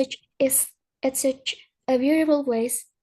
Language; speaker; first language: English; non-native, learner; Indonesian